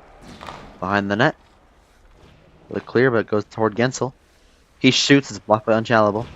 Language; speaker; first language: English; native; English